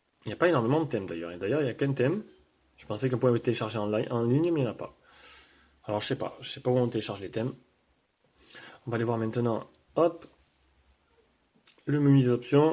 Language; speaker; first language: French; native; French